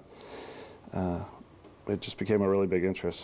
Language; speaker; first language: English; native; English